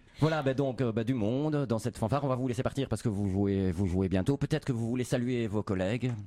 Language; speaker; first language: French; native; French